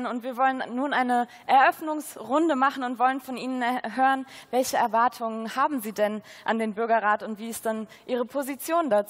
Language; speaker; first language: German; native; German